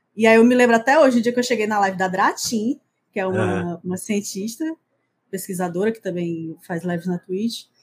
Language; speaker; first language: Portuguese; native; Portuguese